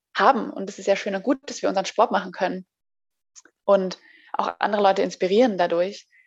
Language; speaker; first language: German; native; German